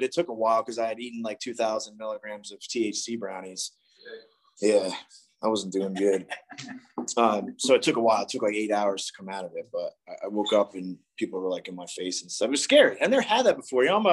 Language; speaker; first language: English; native; English